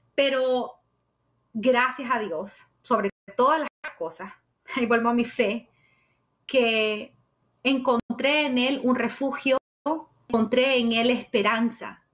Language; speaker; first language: Spanish; native; Spanish